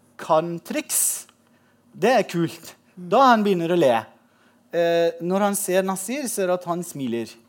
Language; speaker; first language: Norwegian; non-native, fluent; Persian